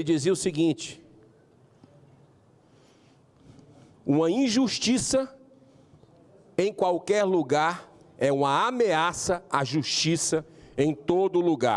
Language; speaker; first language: Portuguese; native; Portuguese